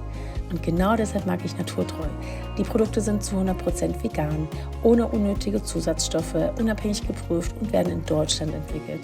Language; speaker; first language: German; native; German